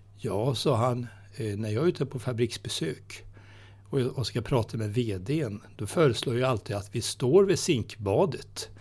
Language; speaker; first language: Swedish; native; Swedish